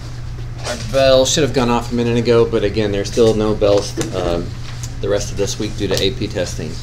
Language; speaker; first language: English; native; English